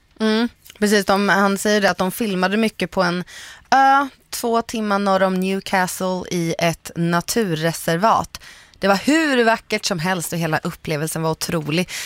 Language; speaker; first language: Swedish; native; Swedish